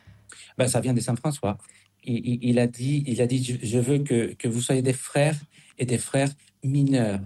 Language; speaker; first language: French; non-native, fluent; Spanish